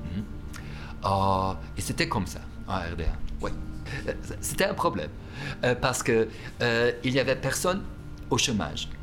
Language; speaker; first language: French; non-native, fluent; German